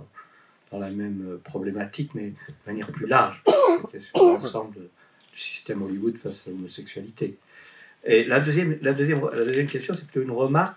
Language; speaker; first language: French; native; French